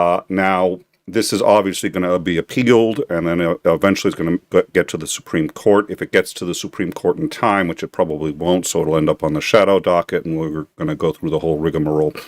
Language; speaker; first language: English; native; English